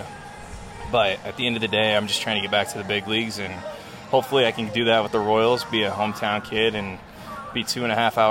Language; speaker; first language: English; native; English